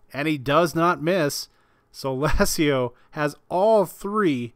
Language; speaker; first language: English; native; English